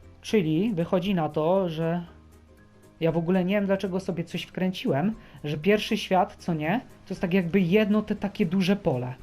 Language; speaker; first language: Polish; native; Polish